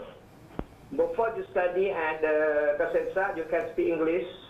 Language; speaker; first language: English; non-native, learner; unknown